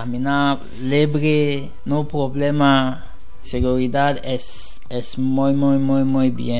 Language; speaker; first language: Spanish; non-native, learner; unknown